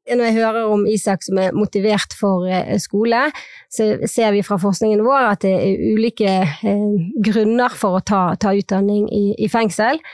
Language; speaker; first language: Norwegian; native; Norwegian